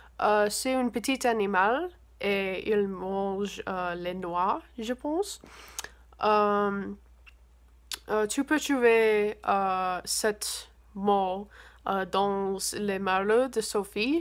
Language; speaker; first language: French; non-native, learner; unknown